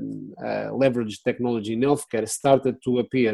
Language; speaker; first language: English; non-native, fluent; Portuguese